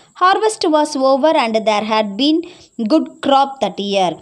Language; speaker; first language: English; non-native, local second language; Tamil